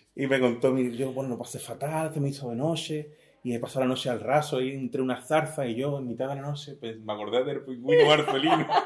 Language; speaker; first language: Spanish; native; Spanish